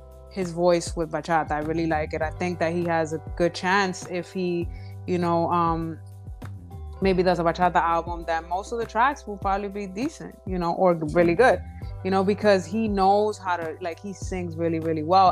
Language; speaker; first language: English; early bilingual, other home language; Spanish